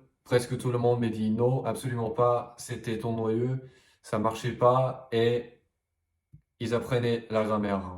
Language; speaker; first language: French; non-native, fluent; English